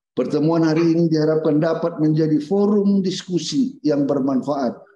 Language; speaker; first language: Indonesian; native; Indonesian